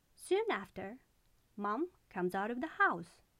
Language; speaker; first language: English; non-native, learner; Japanese